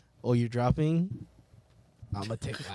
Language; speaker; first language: English; native; English